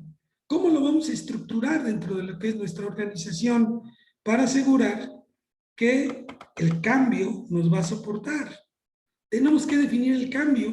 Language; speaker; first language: Spanish; native; Spanish